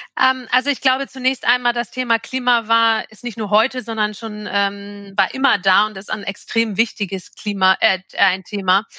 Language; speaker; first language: German; early bilingual, other home language; Turkish